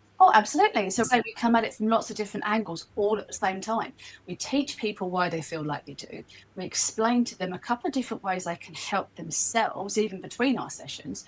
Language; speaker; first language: English; native; English